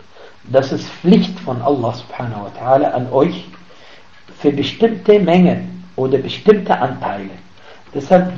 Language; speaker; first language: German; non-native, fluent; Arabic